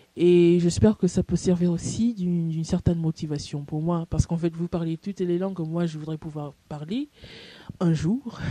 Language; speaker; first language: French; non-native, fluent; English